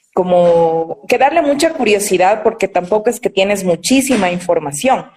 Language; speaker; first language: Spanish; native; Spanish